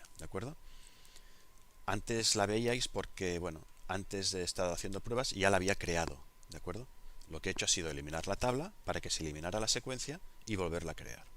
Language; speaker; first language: Spanish; native; Spanish